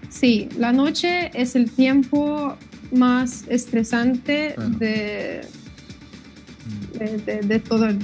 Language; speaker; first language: Spanish; non-native, fluent; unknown